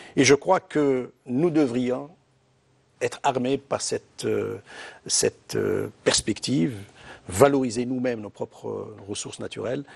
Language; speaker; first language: French; non-native, local second language; Arabic